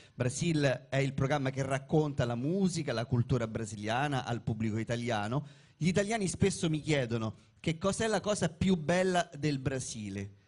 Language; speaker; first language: Italian; native; Italian